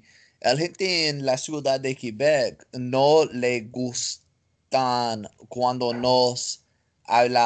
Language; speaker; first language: Spanish; non-native, learner; English